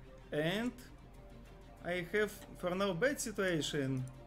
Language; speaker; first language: English; non-native, learner; Russian